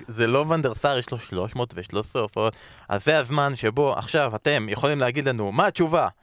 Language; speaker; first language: Hebrew; native; Hebrew